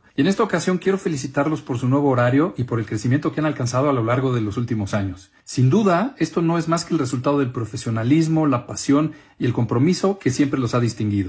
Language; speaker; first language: Spanish; native; Spanish